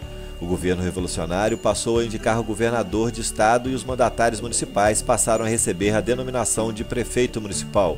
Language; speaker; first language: Portuguese; native; Portuguese